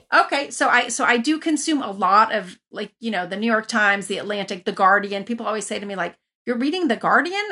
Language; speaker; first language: English; early bilingual, other home language; Persian